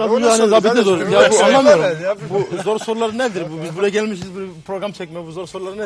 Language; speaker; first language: Turkish; native; Turkish